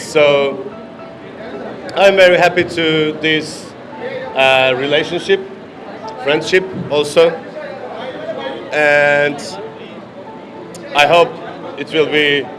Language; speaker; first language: English; non-native, learner; Turkish